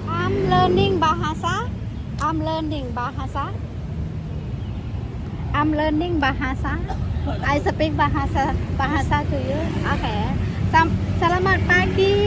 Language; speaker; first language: Indonesian; non-native, learner; Thai